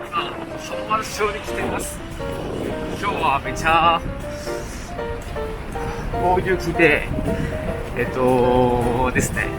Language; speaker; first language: Japanese; non-native, fluent; Chinese